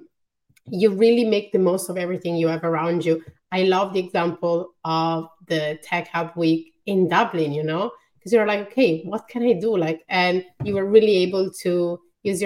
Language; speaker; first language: English; non-native, fluent; Italian